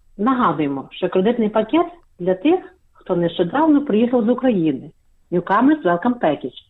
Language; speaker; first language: Ukrainian; early bilingual, heritage; Ukrainian